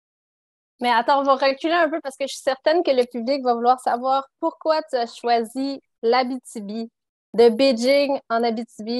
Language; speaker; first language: French; native; French